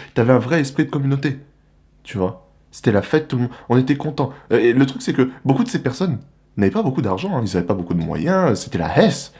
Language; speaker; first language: French; native; French